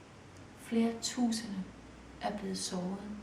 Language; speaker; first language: Danish; early bilingual, other home language; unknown